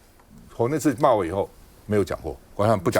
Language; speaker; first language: Chinese; native; Chinese